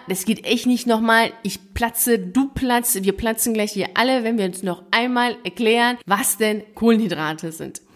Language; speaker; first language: German; native; German